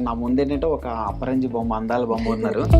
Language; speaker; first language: Telugu; native; Telugu